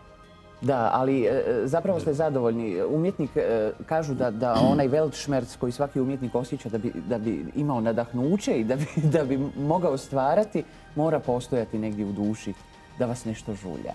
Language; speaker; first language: Croatian; native; Croatian